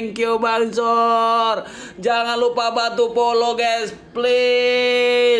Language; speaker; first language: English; non-native, learner; Indonesian